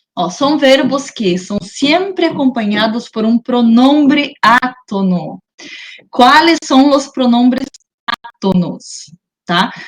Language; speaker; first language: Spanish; non-native, learner; Portuguese